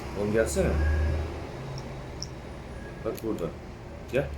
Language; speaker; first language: Turkish; native; Turkish